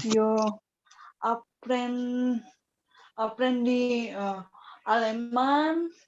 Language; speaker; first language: Spanish; non-native, learner; Indonesian